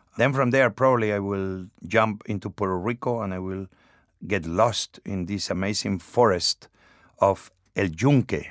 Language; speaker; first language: English; non-native, fluent; Spanish